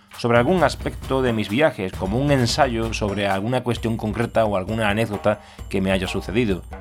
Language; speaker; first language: Spanish; native; Spanish